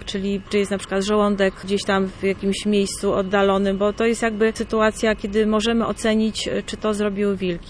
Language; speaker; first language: Polish; native; Polish